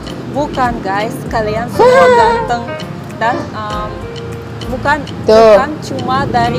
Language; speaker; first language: Indonesian; non-native, fluent; Russian